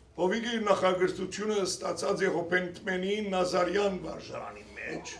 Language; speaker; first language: Armenian; early bilingual, heritage; Armenian